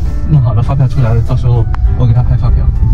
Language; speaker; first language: Chinese; native; Chinese